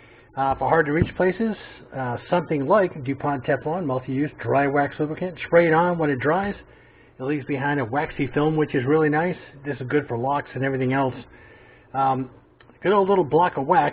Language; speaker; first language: English; native; English